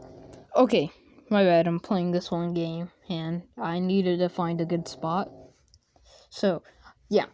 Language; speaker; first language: English; native; English